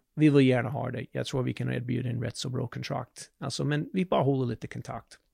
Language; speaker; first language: Swedish; non-native, fluent; English